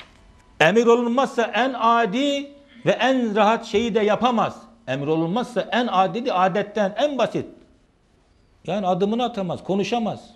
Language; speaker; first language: Turkish; native; Turkish